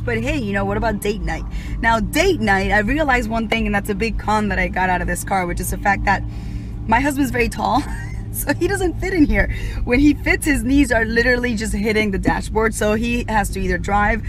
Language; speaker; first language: English; early bilingual, other home language; Spanish